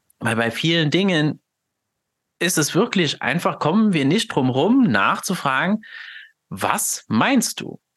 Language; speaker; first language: German; non-native, fluent; Luxembourgish